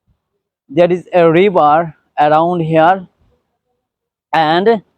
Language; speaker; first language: English; non-native, learner; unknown